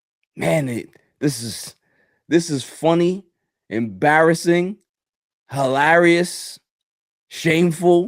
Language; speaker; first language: English; native; English